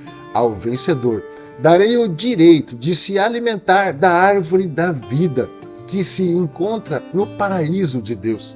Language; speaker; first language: Portuguese; native; Portuguese